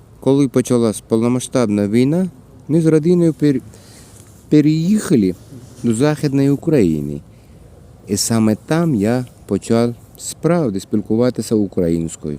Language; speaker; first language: Ukrainian; non-native, local second language; Russian